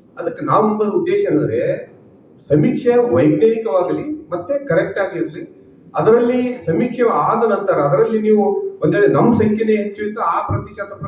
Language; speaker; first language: Kannada; native; Kannada